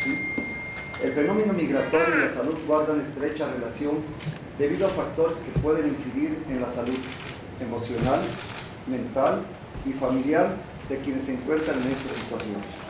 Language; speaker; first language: Spanish; native; Spanish